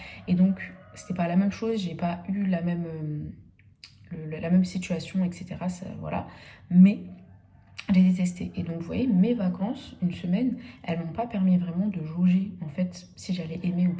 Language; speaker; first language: French; native; French